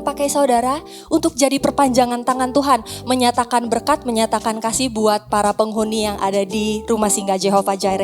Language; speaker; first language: Indonesian; native; Indonesian